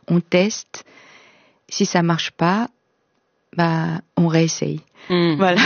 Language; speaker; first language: French; non-native, fluent; Korean